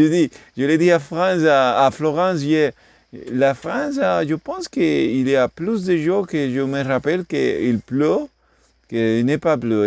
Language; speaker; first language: French; non-native, learner; English